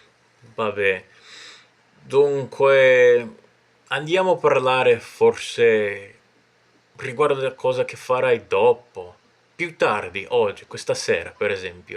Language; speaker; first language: Italian; non-native, fluent; Portuguese